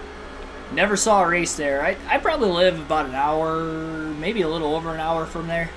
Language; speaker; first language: English; native; English